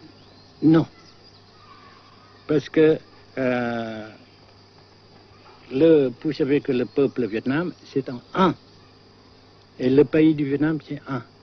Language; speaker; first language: French; non-native, fluent; Vietnamese